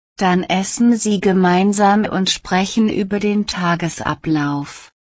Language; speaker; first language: German; native; German